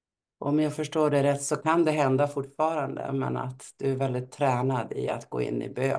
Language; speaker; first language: Swedish; native; Swedish